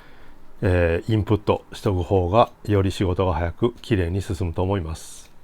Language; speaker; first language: Japanese; native; Japanese